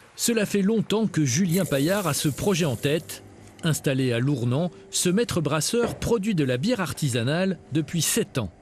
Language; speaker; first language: French; native; French